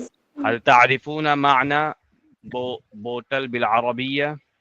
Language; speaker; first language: Arabic; non-native, fluent; Urdu